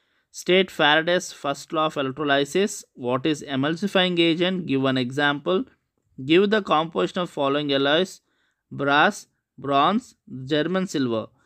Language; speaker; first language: English; non-native, local second language; Telugu